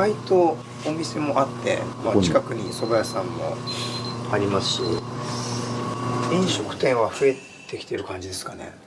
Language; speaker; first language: Japanese; native; Japanese